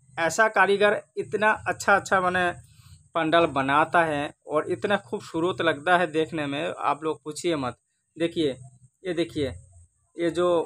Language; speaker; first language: Hindi; non-native, local second language; Bangla